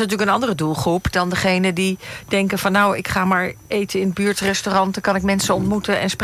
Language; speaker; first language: Dutch; native; Dutch